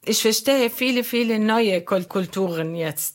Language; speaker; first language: German; non-native, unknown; Arabic